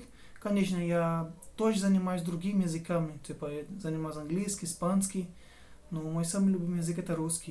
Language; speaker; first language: Russian; non-native, fluent; Portuguese